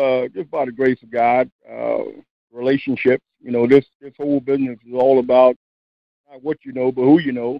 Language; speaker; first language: English; native; English